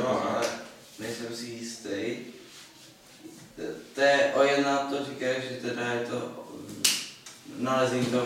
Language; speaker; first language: Czech; native; Czech